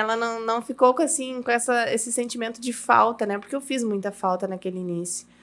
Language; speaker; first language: Portuguese; early bilingual, heritage; Portuguese